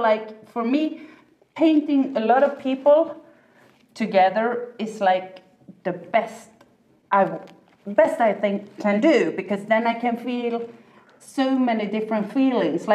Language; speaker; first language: English; non-native, fluent; Swedish